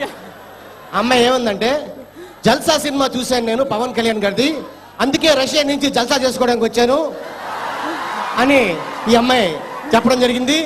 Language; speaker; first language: Telugu; native; Telugu